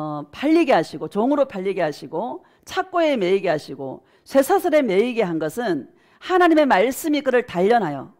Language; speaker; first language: Korean; native; Korean